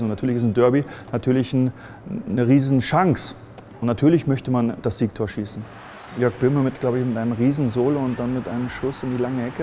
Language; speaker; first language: German; native; German